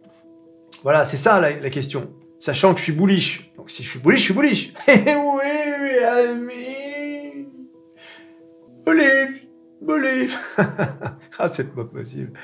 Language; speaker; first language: French; native; French